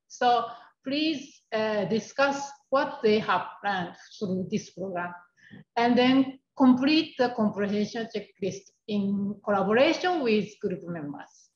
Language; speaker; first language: English; non-native, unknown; Japanese